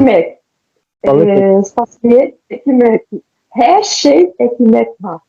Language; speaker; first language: Turkish; non-native, learner; Portuguese